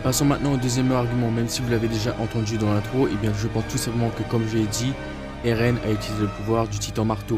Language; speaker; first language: French; native; French